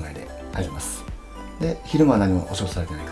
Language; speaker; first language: Japanese; native; Japanese